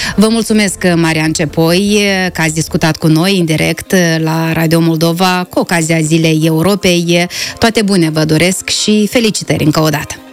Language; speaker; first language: Romanian; native; Romanian